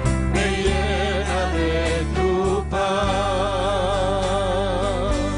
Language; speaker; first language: Spanish; native; Spanish